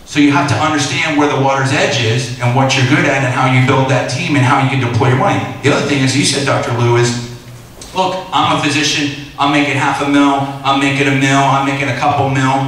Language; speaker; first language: English; native; English